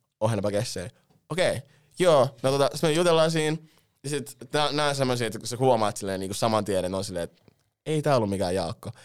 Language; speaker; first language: Finnish; early bilingual, other home language; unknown